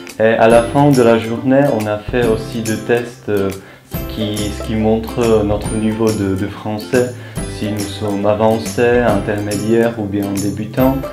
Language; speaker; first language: French; non-native, fluent; Czech